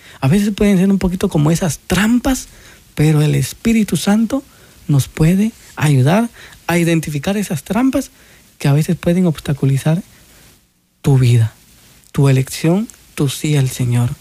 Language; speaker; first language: Spanish; native; Spanish